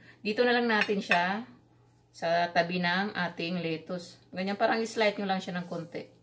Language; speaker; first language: Filipino; non-native, local second language; Cebuano